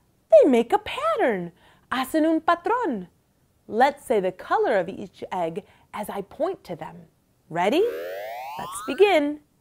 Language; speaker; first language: English; early bilingual, other home language; Spanish